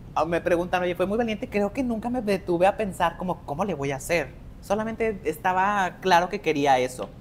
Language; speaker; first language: Spanish; native; Spanish